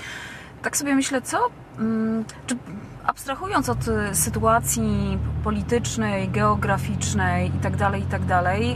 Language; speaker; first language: Polish; native; Polish